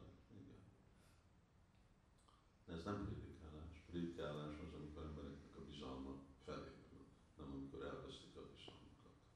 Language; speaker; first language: Hungarian; early bilingual, heritage; Hungarian